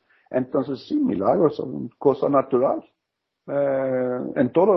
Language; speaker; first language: Spanish; non-native, learner; Norwegian